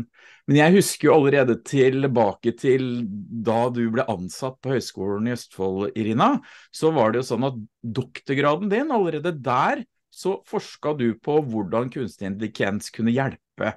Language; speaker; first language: Norwegian; native; Norwegian